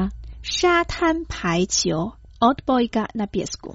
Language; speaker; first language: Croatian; non-native, fluent; Chinese